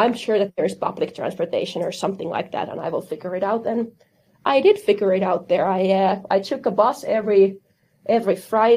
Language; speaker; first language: English; non-native, fluent; Finnish